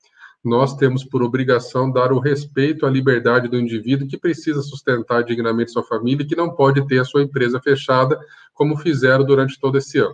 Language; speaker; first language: Portuguese; native; Portuguese